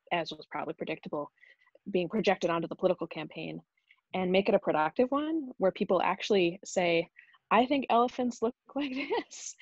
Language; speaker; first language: English; native; English